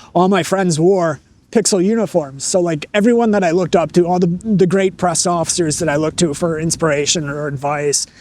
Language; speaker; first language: English; native; English